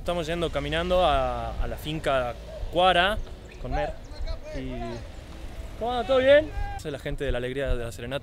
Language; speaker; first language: Spanish; native; Spanish